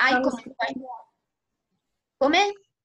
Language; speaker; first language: Italian; native; Italian